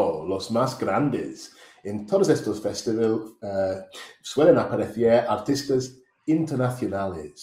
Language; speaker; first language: Spanish; non-native, fluent; English